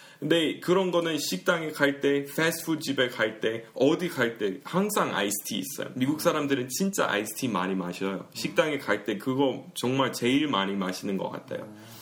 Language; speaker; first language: Korean; non-native, fluent; English